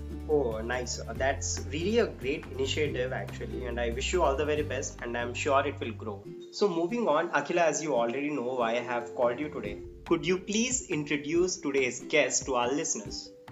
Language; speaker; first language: English; non-native, local second language; Telugu